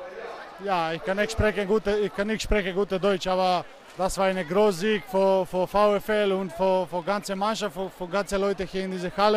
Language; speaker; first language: German; non-native, learner; Macedonian